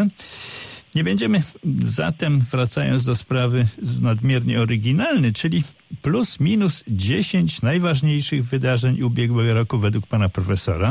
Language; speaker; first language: Polish; native; Polish